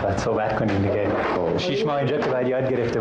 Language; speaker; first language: Persian; non-native, fluent; English